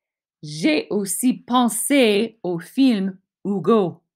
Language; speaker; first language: French; non-native, fluent; English